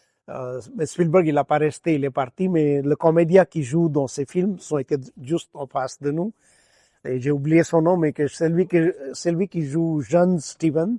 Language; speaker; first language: French; non-native, fluent; Gujarati